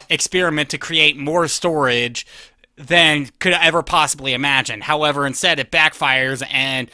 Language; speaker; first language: English; native; English